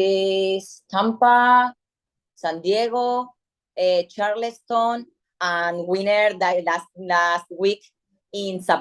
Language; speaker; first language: English; non-native, learner; Spanish